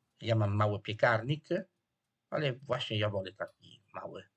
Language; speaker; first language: Polish; non-native, fluent; Italian